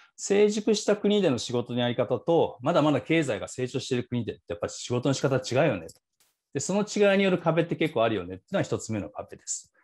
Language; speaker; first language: Japanese; native; Japanese